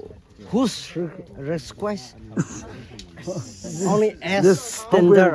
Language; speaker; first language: English; non-native, learner; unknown